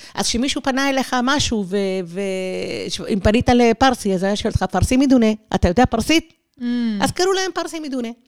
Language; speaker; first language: Hebrew; early bilingual, other home language; Persian